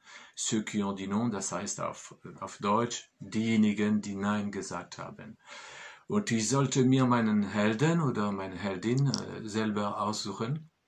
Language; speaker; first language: German; non-native, fluent; French